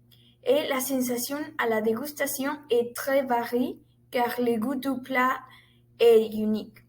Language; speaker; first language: French; non-native, learner; Spanish